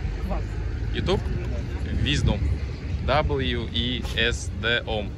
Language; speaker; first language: English; non-native, learner; Russian